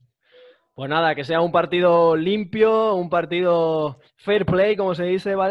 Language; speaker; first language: Spanish; native; Spanish